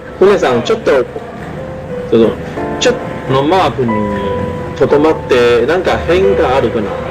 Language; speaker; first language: Japanese; non-native, learner; Chinese